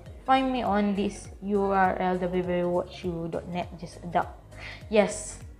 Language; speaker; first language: English; non-native, local second language; Malay